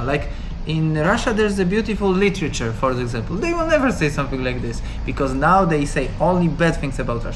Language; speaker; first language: English; non-native, learner; Polish